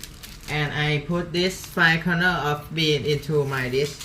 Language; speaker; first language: English; non-native, learner; Thai